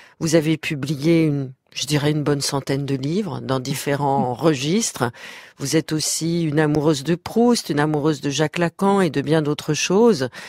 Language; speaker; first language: French; native; French